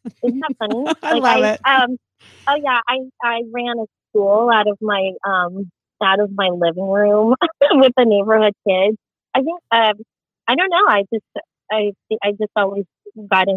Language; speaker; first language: English; early bilingual, other home language; Filipino